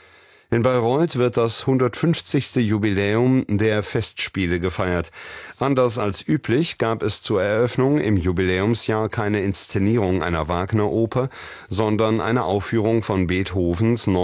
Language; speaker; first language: German; native; German